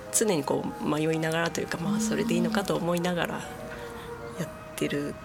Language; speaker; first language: Japanese; native; Japanese